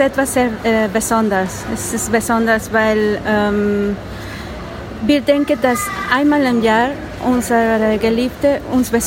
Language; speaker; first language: German; non-native, learner; Spanish